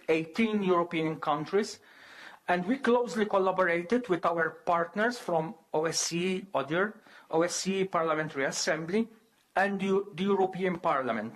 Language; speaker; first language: English; non-native, local second language; Maltese